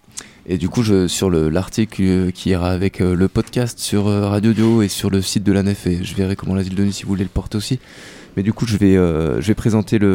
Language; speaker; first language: French; native; French